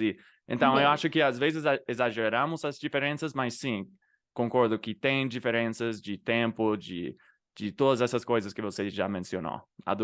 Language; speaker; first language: Portuguese; non-native, fluent; English